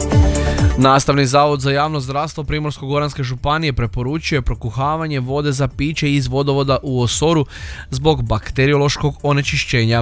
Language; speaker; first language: Croatian; native; Croatian